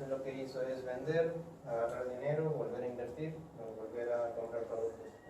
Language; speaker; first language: Spanish; native; Spanish